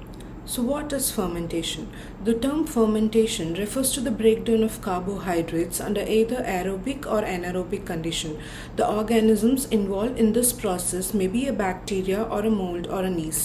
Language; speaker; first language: English; non-native, local second language; Tamil